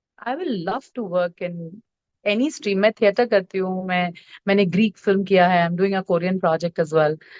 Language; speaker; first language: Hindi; non-native, local second language; Bhojpuri